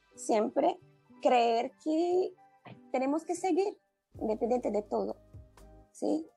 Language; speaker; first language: Spanish; non-native, learner; Portuguese